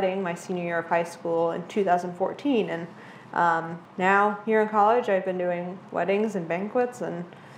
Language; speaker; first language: English; native; English